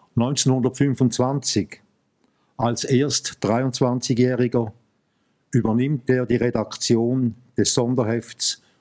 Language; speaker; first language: German; native; German